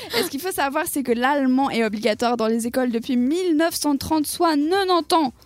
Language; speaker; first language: French; native; French